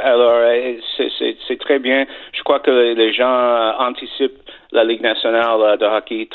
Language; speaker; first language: French; non-native, fluent; English